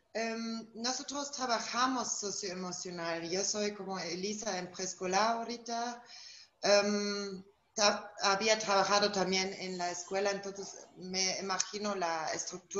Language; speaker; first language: Spanish; non-native, fluent; German